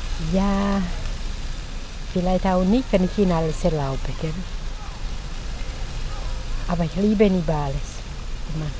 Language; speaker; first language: German; non-native, learner; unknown